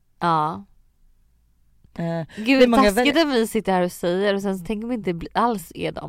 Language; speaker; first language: Swedish; native; Swedish